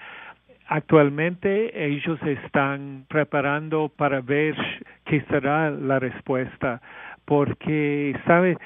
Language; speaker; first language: Spanish; non-native, fluent; English